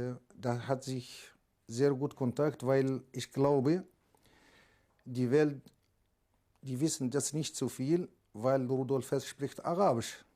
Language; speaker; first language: German; non-native, learner; Arabic